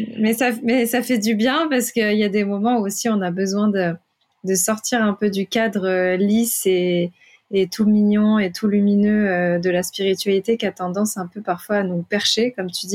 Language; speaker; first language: French; native; French